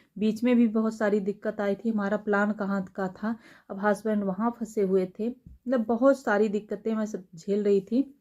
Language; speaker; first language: Hindi; native; Hindi